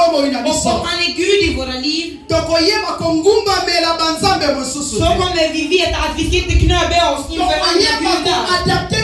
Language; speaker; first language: Swedish; non-native, learner; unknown